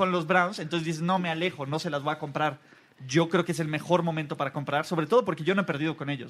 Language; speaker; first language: Spanish; native; Spanish